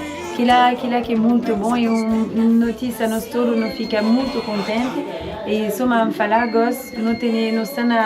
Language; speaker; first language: Portuguese; non-native, local second language; Upper Guinea Crioulo